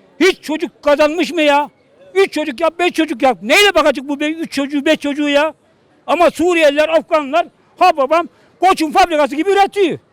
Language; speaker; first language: Turkish; native; Turkish